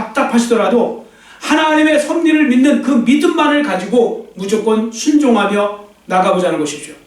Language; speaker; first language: Korean; native; Korean